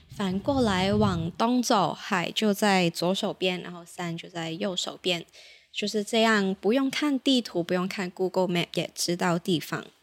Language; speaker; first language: Chinese; non-native, local second language; Cantonese